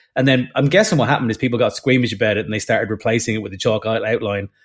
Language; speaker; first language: English; native; English